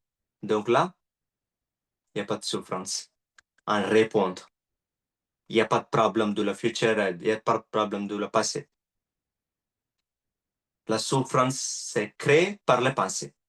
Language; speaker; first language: French; non-native, learner; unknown